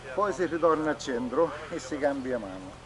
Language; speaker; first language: Italian; native; Italian